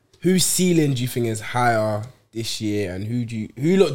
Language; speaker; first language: English; native; English